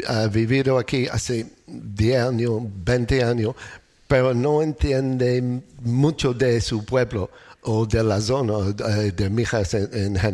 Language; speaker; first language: Spanish; non-native, learner; English